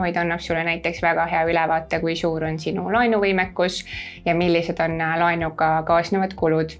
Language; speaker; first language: Estonian; native; Estonian